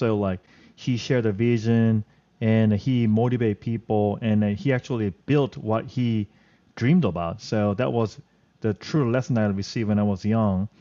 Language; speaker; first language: English; non-native, fluent; Korean